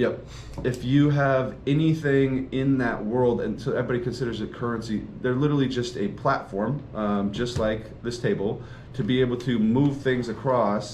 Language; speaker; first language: English; native; English